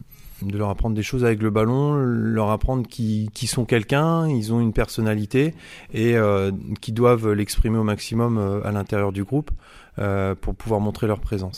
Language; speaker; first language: French; native; French